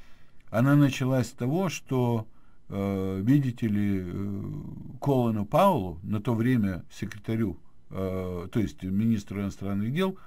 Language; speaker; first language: Russian; native; Russian